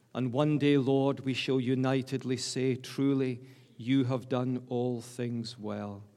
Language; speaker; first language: English; native; English